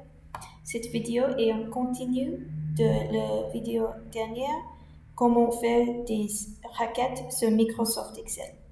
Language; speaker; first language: French; non-native, learner; English